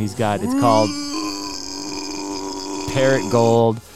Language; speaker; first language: English; native; English